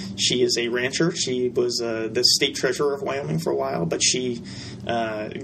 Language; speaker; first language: English; native; English